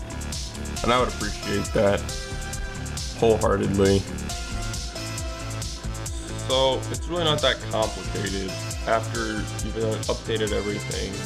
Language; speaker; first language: English; native; English